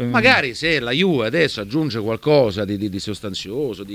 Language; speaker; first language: Italian; native; Italian